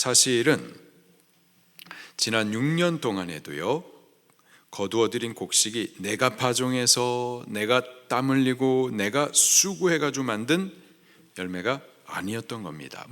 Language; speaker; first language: Korean; native; Korean